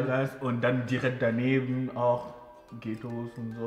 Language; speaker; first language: German; non-native, fluent; Ewe